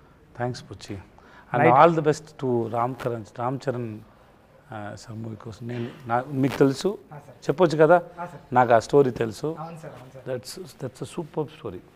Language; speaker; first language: Telugu; non-native, local second language; Tamil